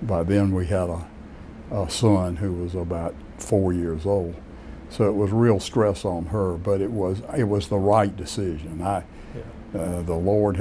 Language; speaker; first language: English; native; English